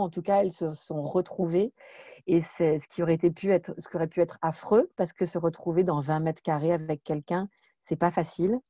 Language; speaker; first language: French; native; French